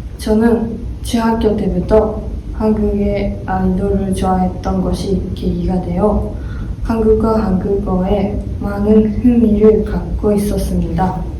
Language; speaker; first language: Korean; non-native, learner; Japanese